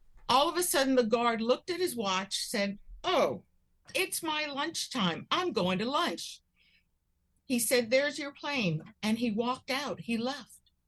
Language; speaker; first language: English; early bilingual, other home language; Spanish